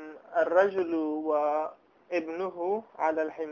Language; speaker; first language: Arabic; non-native, learner; English